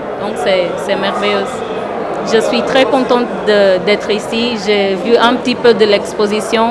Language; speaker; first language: French; non-native, fluent; Portuguese